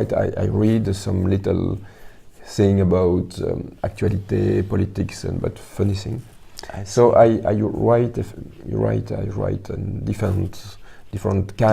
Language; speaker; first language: English; non-native, learner; French